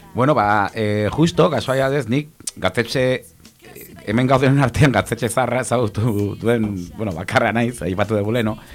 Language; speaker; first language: Basque; non-native, local second language; Spanish